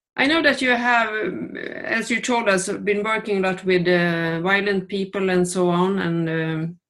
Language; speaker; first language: English; non-native, fluent; Swedish